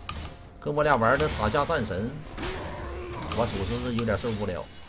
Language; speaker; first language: Chinese; native; Chinese